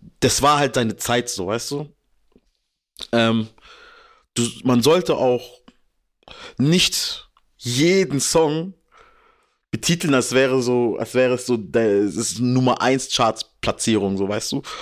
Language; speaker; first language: German; early bilingual, other home language; French